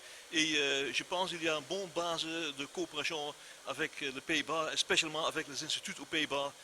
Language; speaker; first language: French; non-native, fluent; Dutch